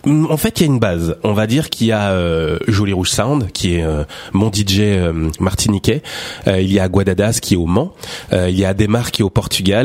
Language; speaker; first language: French; native; French